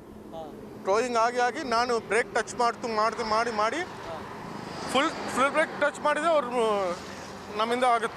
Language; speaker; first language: Kannada; non-native, learner; Telugu